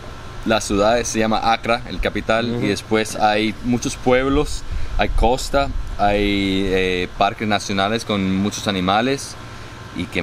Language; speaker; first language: Spanish; early bilingual, heritage; Spanish